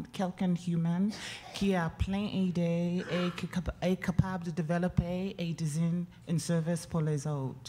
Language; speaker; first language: French; non-native, learner; English